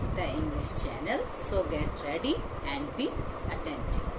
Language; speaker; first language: English; non-native, local second language; Hindi